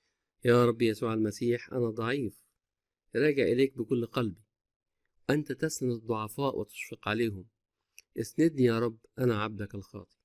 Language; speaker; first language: Arabic; native; Arabic